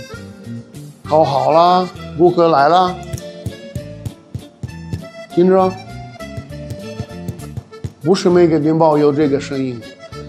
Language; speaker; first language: Chinese; non-native, learner; Russian